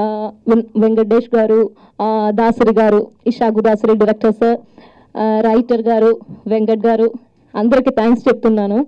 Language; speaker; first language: Telugu; non-native, learner; Malayalam